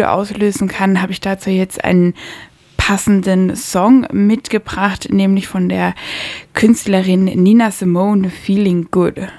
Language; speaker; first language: German; native; German